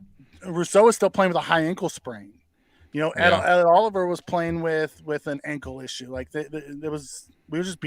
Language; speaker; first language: English; native; English